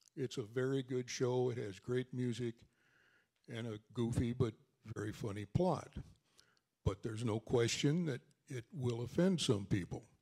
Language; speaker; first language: English; native; English